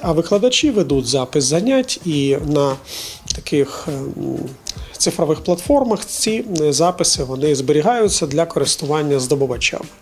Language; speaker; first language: Ukrainian; native; Ukrainian